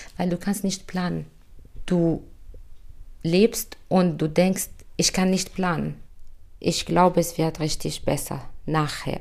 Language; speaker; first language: German; non-native, fluent; Arabic